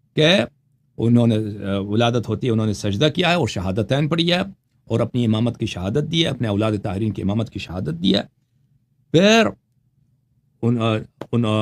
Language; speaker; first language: Urdu; non-native, fluent; Persian